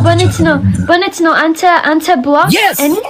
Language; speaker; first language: Amharic; early bilingual, heritage; English